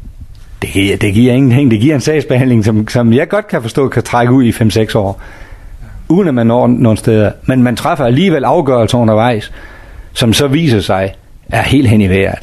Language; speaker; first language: Danish; native; Danish